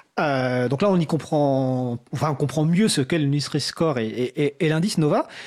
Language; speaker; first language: French; native; French